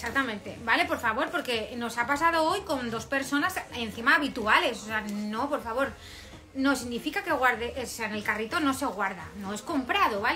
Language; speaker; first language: Spanish; native; Spanish